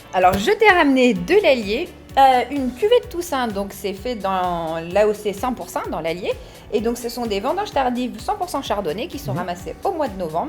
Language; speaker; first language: French; native; French